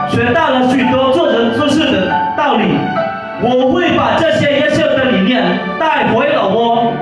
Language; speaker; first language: Chinese; non-native, learner; Lao